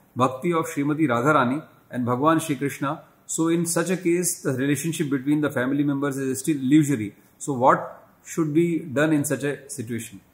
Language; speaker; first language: English; non-native, local second language; Hindi